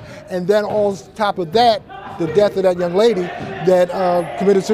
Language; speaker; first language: English; native; English